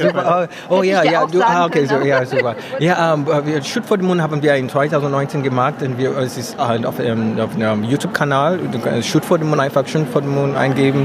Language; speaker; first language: German; non-native, learner; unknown